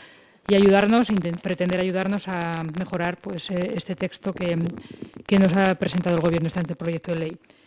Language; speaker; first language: Spanish; native; Spanish